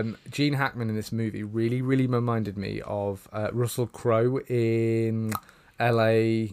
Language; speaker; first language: English; native; English